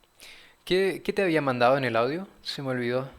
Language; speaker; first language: Spanish; early bilingual, heritage; Portuguese